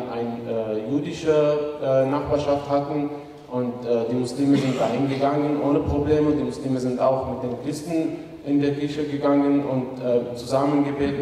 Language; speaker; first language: German; non-native, fluent; Arabic